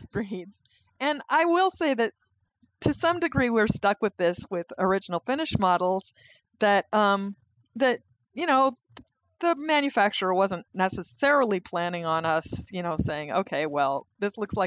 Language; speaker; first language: English; native; English